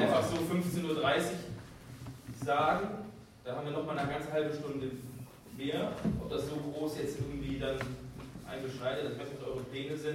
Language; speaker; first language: German; native; German